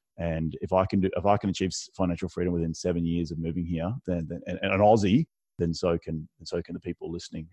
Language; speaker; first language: English; native; English